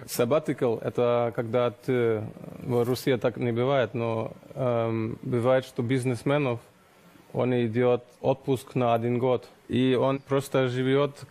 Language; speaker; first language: Russian; non-native, learner; German